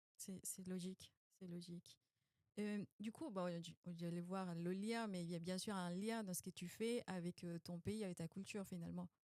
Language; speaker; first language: French; non-native, fluent; Spanish